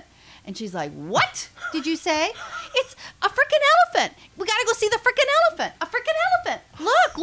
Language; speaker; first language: English; native; English